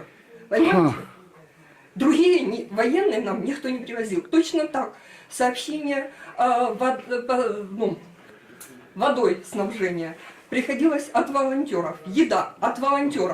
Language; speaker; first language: Russian; native; Russian